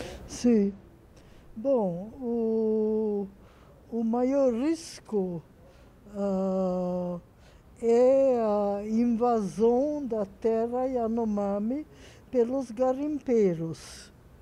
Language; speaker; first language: Portuguese; non-native, fluent; Hungarian